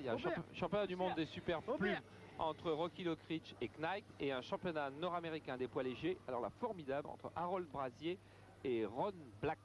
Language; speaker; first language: French; native; French